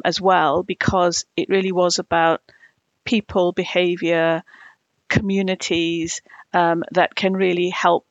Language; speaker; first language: English; non-native, local second language; Tamil